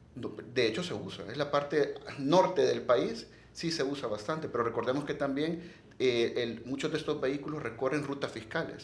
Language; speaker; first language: Spanish; native; Spanish